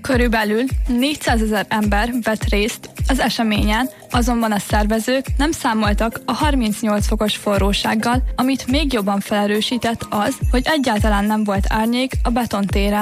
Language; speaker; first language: Hungarian; native; Hungarian